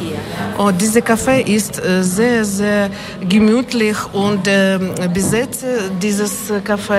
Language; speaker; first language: German; non-native, learner; Ukrainian